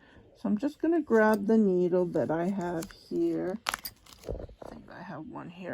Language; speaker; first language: English; non-native, fluent; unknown